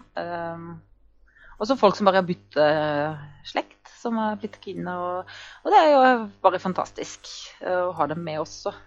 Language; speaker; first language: Norwegian; non-native, fluent; German